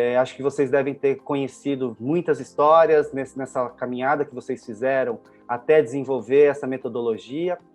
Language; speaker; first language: Portuguese; native; Portuguese